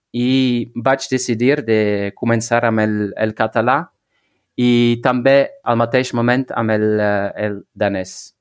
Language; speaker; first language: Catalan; non-native, learner; Dutch